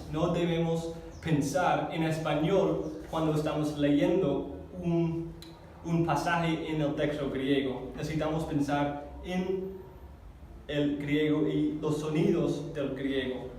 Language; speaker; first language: Spanish; non-native, fluent; English